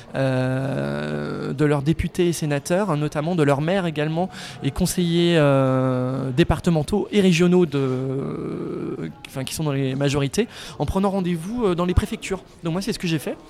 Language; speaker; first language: French; native; French